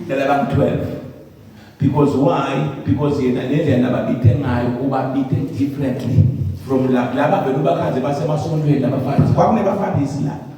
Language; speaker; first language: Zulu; non-native, local second language; Swati